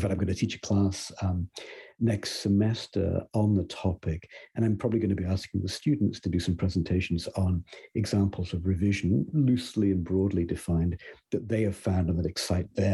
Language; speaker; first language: English; native; English